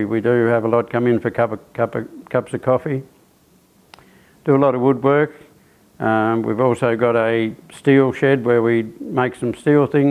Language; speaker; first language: English; native; English